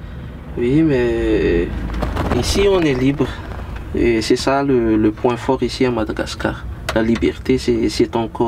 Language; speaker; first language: French; non-native, local second language; Malagasy